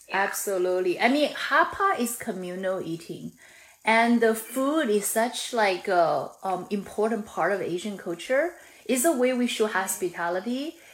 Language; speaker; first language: English; non-native, fluent; Chinese